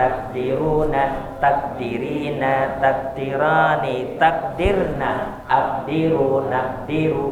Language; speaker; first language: Arabic; non-native, fluent; Indonesian